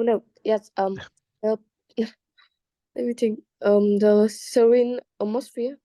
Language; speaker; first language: English; non-native, learner; Vietnamese